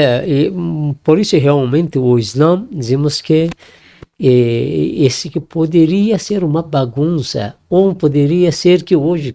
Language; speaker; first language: Portuguese; non-native, learner; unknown